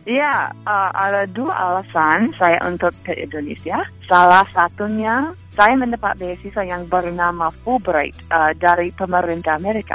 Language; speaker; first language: Indonesian; non-native, fluent; English